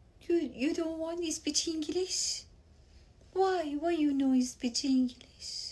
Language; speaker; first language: English; non-native, learner; Persian